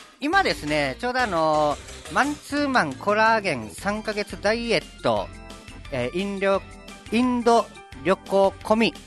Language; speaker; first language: Japanese; native; Japanese